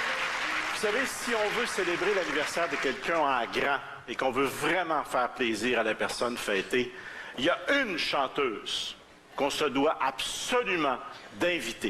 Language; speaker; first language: French; native; French